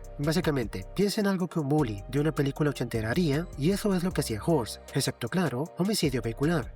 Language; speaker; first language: Spanish; native; Spanish